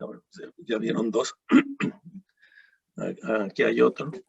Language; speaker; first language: Spanish; native; Spanish